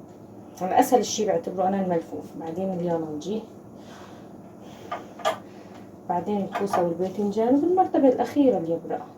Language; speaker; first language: Arabic; native; Arabic